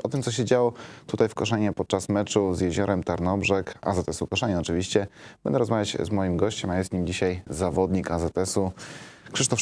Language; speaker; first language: Polish; native; Polish